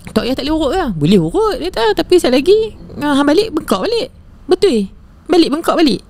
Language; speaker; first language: Malay; native; Malay